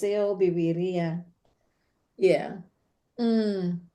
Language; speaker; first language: Spanish; non-native, fluent; English